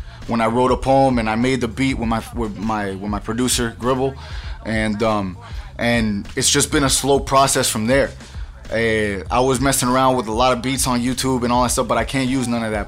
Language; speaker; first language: English; early bilingual, other home language; Spanish